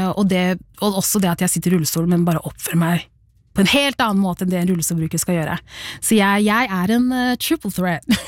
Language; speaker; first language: Norwegian; early bilingual, other home language; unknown